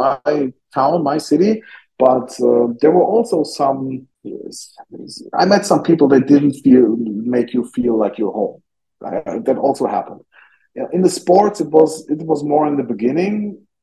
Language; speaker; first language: English; non-native, fluent; German